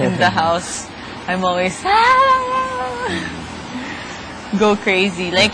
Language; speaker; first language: English; non-native, local second language; Filipino